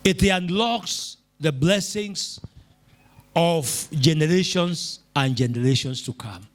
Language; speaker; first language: English; non-native, local second language; Swahili